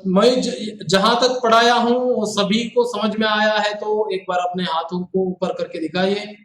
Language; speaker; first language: Hindi; non-native, local second language; Kannada